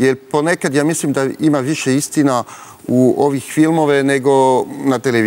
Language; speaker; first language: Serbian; early bilingual, heritage; French